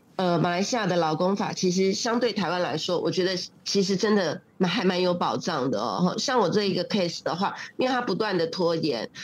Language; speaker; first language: Chinese; native; Chinese